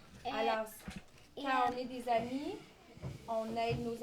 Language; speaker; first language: French; native; French